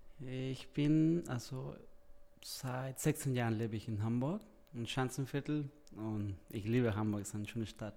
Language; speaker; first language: German; non-native, fluent; Spanish